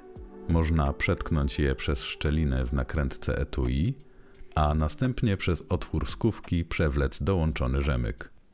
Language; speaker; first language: Polish; native; Polish